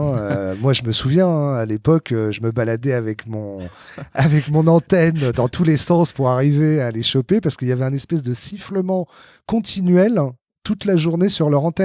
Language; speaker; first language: French; native; French